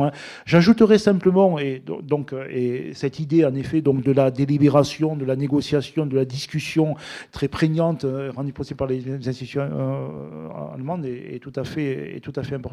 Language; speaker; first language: French; native; French